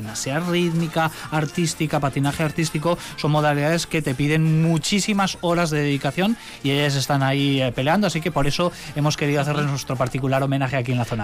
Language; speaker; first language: Spanish; native; Spanish